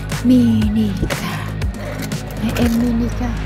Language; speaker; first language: English; non-native, learner; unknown